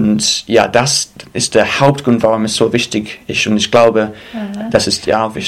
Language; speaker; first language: German; non-native, fluent; English